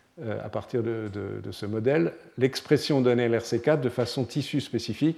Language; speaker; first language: French; native; French